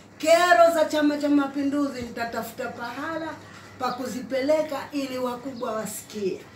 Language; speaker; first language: Swahili; native; Swahili